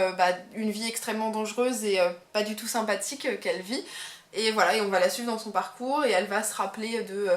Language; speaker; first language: French; native; French